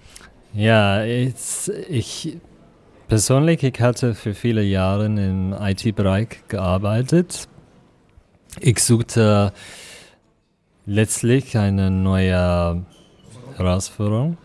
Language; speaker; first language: German; non-native, fluent; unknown